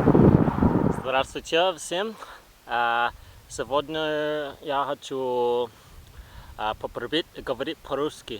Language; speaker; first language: Russian; non-native, learner; English